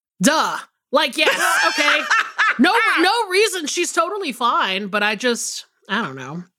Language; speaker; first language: English; native; English